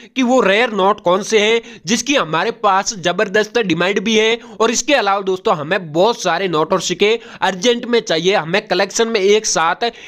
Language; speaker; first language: Hindi; non-native, local second language; Gujarati